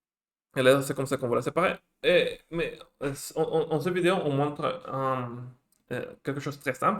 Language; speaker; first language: French; non-native, fluent; Spanish